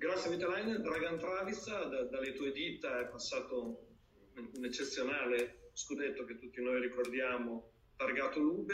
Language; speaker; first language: Italian; native; Italian